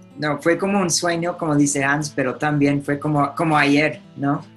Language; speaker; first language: Spanish; non-native, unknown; English